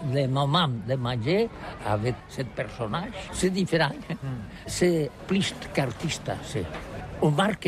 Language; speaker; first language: French; non-native, learner; Catalan